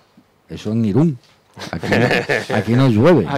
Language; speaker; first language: Spanish; native; Spanish